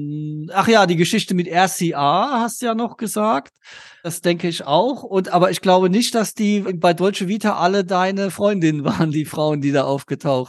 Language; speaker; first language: German; native; German